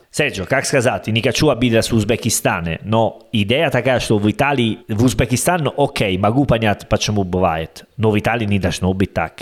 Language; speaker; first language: Russian; non-native, learner; Italian